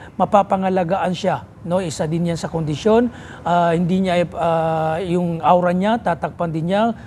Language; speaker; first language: Filipino; non-native, local second language; Maranao